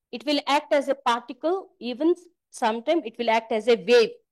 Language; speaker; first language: English; non-native, local second language; Kannada